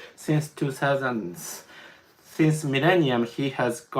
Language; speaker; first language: English; non-native, learner; Japanese